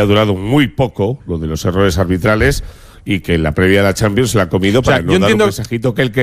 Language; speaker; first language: Spanish; native; Spanish